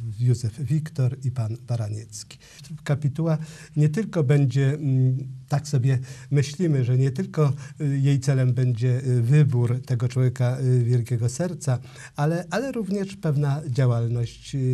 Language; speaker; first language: Polish; native; Polish